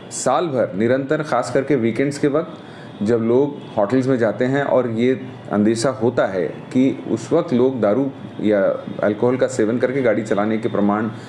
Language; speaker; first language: Hindi; non-native, local second language; Marathi